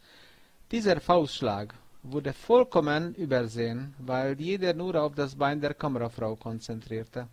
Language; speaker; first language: German; non-native, fluent; Hungarian